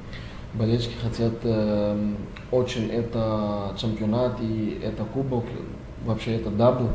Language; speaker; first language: Russian; non-native, learner; Greek